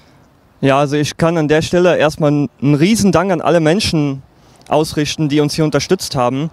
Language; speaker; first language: German; native; German